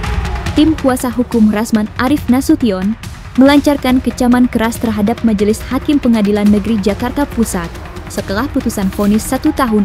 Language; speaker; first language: Indonesian; native; Indonesian